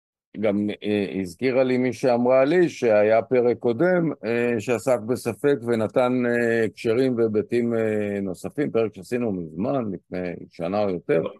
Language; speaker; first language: Hebrew; native; Hebrew